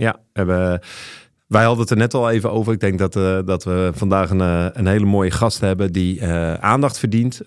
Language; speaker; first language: Dutch; native; Dutch